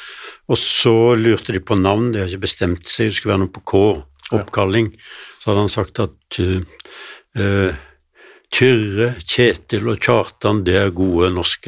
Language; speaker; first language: Norwegian; native; Norwegian